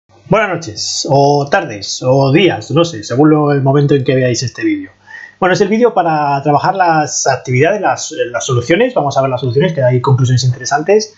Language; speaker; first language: Spanish; native; Spanish